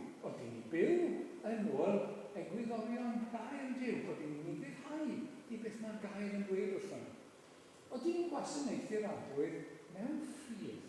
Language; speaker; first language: Welsh; native; Welsh